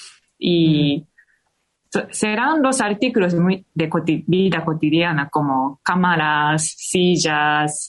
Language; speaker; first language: Spanish; non-native, fluent; Japanese